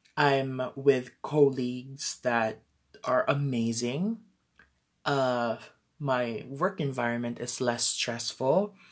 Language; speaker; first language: English; non-native, local second language; Filipino